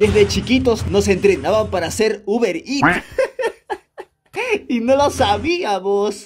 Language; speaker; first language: Spanish; native; Spanish